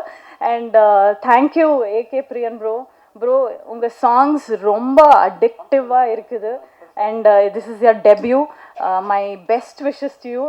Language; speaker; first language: Tamil; non-native, learner; Kannada